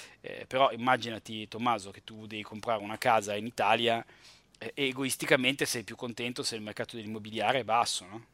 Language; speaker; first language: Italian; native; Italian